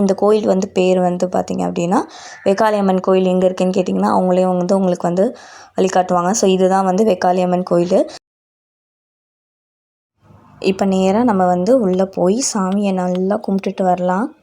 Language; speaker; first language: Tamil; native; Tamil